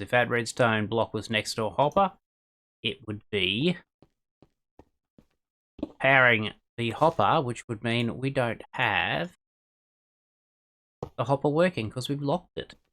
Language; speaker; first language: English; native; English